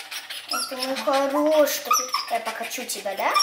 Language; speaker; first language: Russian; early bilingual, heritage; Russian